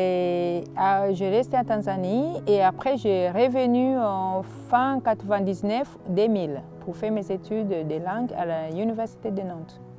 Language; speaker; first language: French; non-native, fluent; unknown